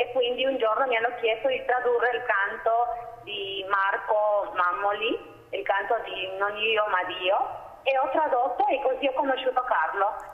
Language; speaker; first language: Italian; non-native, fluent; Spanish